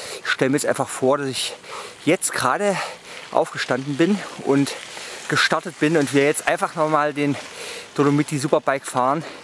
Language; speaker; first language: German; native; German